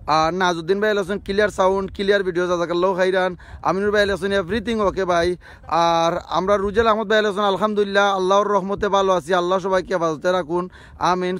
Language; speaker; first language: Bangla; native; Bangla